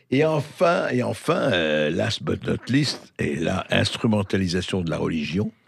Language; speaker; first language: French; native; French